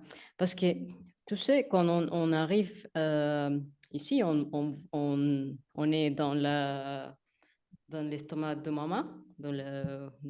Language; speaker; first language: French; non-native, learner; Spanish